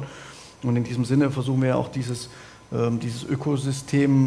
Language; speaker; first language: German; native; German